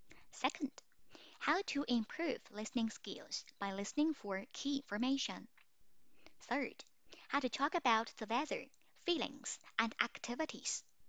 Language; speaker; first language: English; non-native, fluent; Chinese